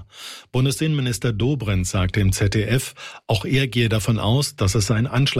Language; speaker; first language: German; native; German